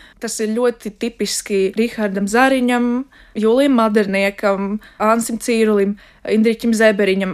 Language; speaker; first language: Latvian; non-native, local second language; Russian